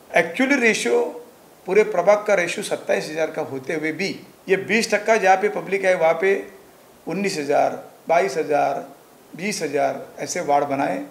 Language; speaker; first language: Hindi; non-native, local second language; Marathi